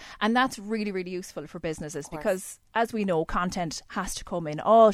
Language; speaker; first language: English; native; English